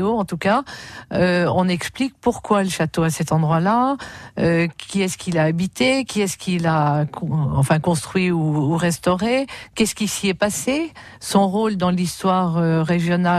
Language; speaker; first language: French; native; French